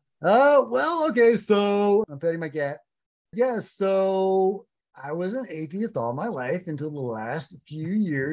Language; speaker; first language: English; native; English